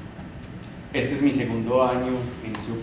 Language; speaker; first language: Spanish; non-native, fluent; English